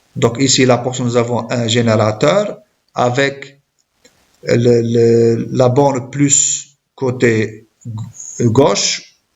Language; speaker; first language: French; non-native, local second language; Arabic